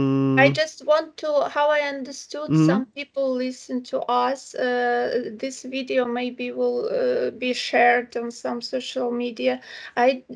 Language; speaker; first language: English; non-native, fluent; Ukrainian